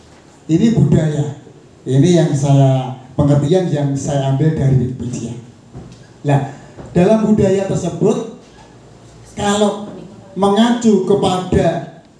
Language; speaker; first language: Indonesian; native; Indonesian